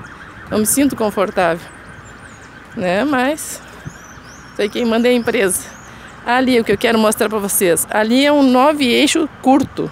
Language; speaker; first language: Portuguese; native; Portuguese